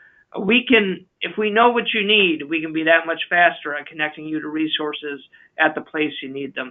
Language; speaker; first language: English; native; English